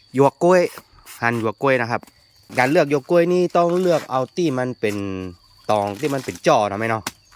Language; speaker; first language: Thai; native; Thai